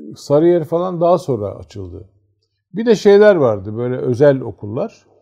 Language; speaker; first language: Turkish; native; Turkish